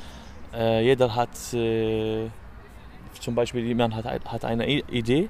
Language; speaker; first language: German; non-native, learner; Arabic